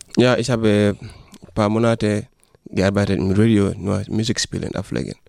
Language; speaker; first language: German; non-native, learner; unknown